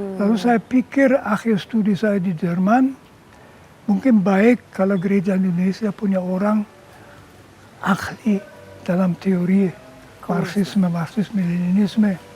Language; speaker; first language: Indonesian; non-native, fluent; German